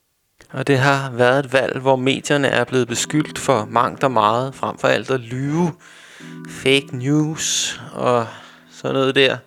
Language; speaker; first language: Danish; native; Danish